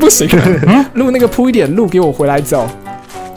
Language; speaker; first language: Chinese; native; Chinese